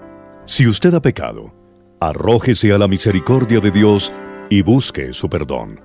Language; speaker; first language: Spanish; native; Spanish